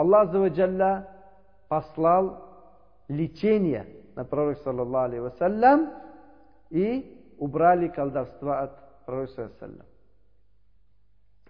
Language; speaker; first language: Russian; non-native, learner; Uzbek